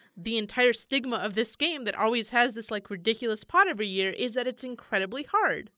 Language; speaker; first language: English; native; English